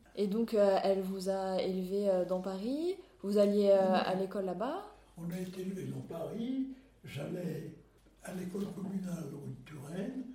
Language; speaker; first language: French; native; French